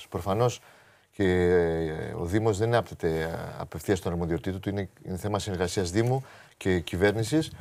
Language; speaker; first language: Greek; native; Greek